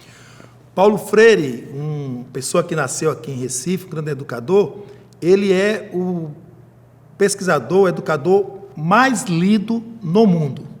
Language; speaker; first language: Portuguese; native; Portuguese